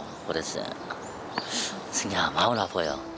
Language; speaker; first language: Korean; non-native, learner; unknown